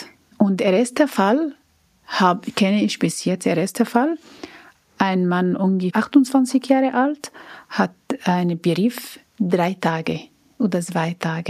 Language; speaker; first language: German; non-native, learner; Arabic